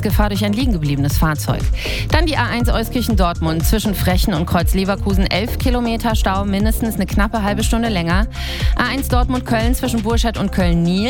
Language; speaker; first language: German; native; German